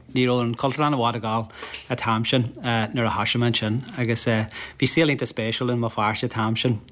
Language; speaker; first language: Irish; non-native, local second language; English